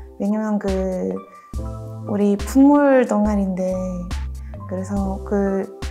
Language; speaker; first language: Korean; non-native, fluent; Russian